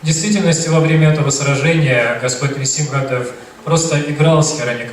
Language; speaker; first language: Russian; native; Russian